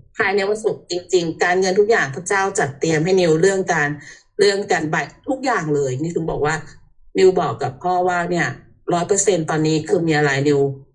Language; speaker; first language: Thai; early bilingual, heritage; Thai